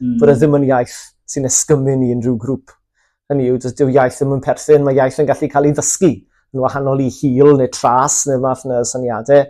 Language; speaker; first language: Welsh; native; Welsh